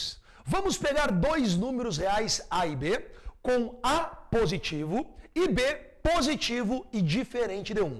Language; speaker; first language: Portuguese; native; Portuguese